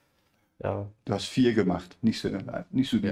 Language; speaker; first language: German; native; German